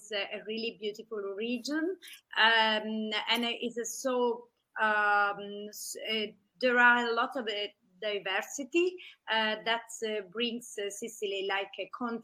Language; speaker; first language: English; non-native, fluent; Italian